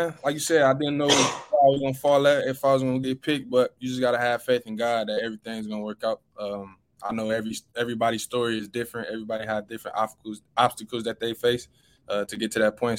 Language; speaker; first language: English; native; English